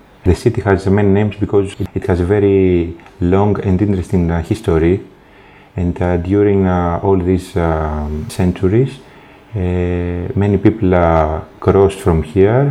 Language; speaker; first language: English; non-native, fluent; Greek